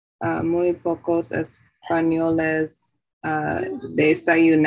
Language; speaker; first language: Spanish; non-native, learner; English